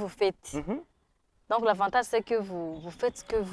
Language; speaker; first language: French; non-native, local second language; Rundi